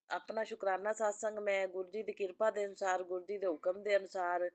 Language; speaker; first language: Hindi; non-native, local second language; Punjabi